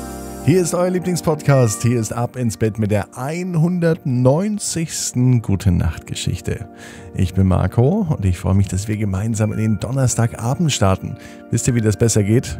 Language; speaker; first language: German; native; German